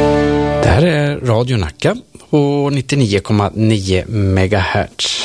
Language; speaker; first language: Swedish; native; Swedish